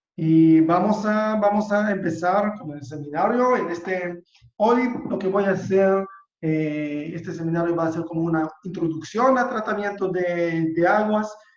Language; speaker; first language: Spanish; non-native, fluent; Hebrew